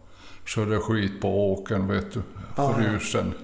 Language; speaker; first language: Swedish; early bilingual, other home language; Finnish